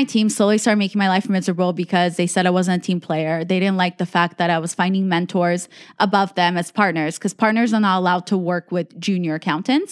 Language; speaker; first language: English; native; English